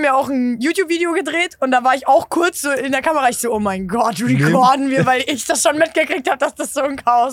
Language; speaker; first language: German; native; German